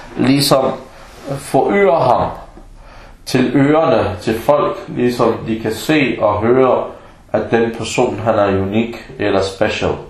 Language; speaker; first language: Danish; non-native, fluent; Arabic